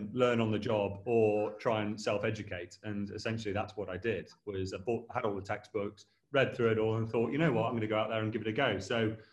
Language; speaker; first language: English; native; English